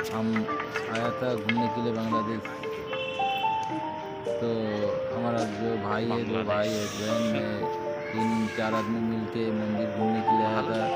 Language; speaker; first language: Hindi; non-native, local second language; Bangla